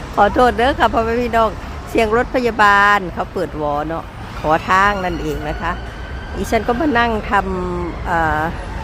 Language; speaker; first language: Thai; native; Thai